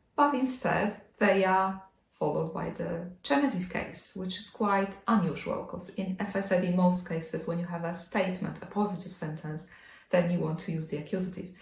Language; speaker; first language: English; non-native, fluent; Polish